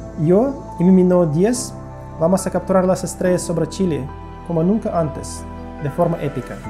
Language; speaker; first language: Spanish; non-native, fluent; Russian